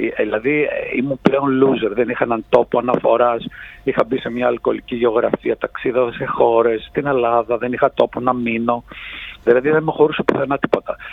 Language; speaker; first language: Greek; early bilingual, heritage; Greek